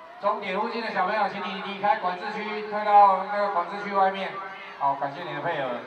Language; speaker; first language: Chinese; native; Chinese